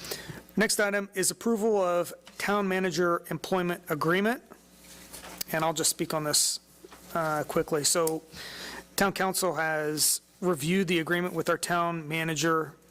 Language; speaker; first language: English; native; English